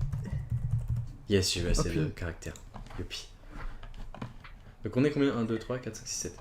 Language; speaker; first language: French; native; French